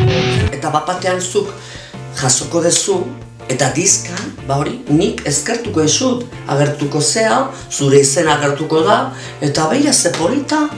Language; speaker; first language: Basque; non-native, local second language; Spanish